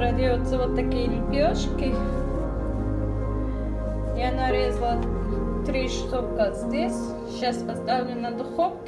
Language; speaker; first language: Russian; non-native, local second language; Tajik